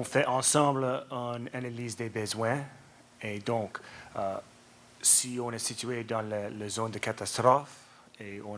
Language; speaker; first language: French; non-native, learner; English